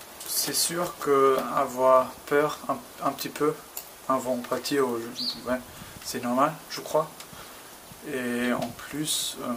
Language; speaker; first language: French; non-native, learner; German